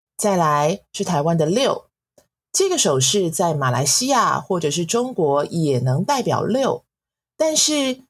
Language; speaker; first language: Chinese; native; Chinese